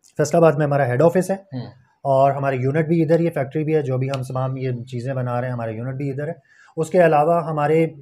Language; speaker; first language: Urdu; non-native, local second language; Punjabi